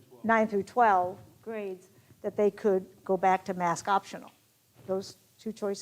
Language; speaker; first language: English; native; English